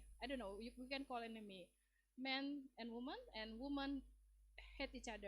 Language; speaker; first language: English; non-native, learner; Indonesian